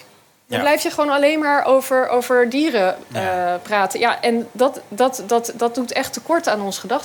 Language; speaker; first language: Dutch; native; Dutch